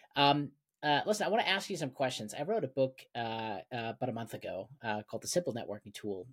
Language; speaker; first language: English; non-native, fluent; German